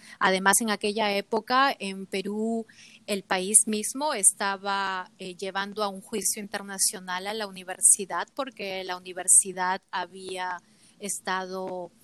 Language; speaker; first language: Spanish; native; Spanish